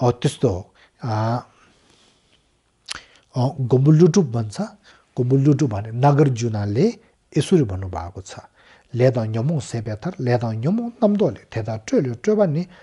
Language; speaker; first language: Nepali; non-native, local second language; Tibetan